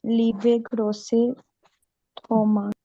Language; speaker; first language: German; non-native, learner; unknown